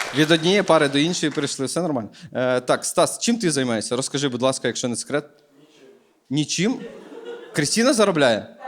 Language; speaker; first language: Ukrainian; native; Ukrainian